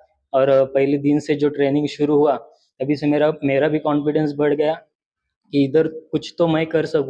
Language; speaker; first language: Hindi; non-native, local second language; Marathi